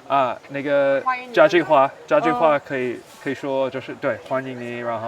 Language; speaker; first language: Chinese; non-native, fluent; English